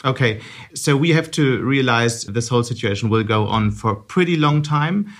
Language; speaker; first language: English; non-native, fluent; German